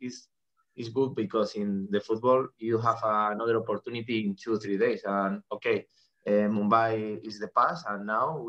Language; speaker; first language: English; non-native, fluent; Spanish